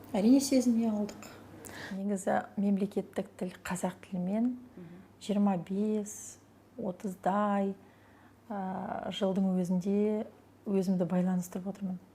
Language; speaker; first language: Kazakh; non-native, local second language; Russian